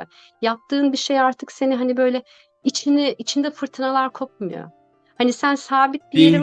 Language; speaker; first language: Turkish; native; Turkish